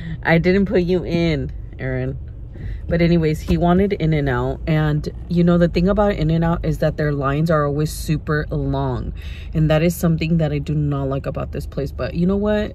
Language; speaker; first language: English; early bilingual, other home language; Spanish